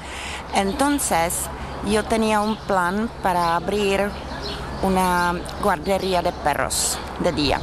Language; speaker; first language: Spanish; non-native, fluent; Czech